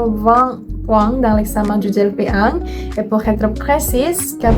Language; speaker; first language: French; non-native, learner; Indonesian